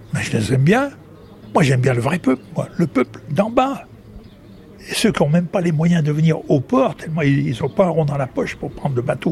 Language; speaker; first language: French; native; French